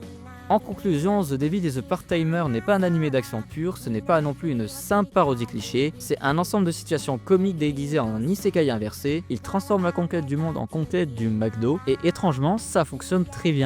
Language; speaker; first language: French; native; French